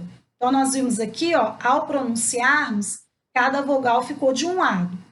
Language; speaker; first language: Portuguese; native; Portuguese